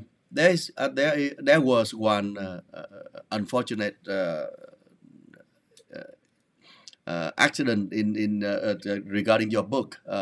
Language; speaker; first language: English; non-native, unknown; Vietnamese